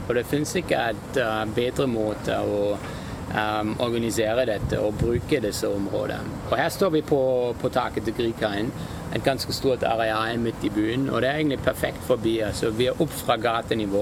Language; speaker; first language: Norwegian; non-native, fluent; German